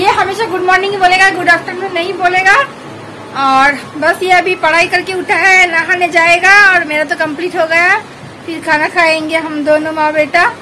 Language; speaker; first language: Hindi; non-native, local second language; Bangla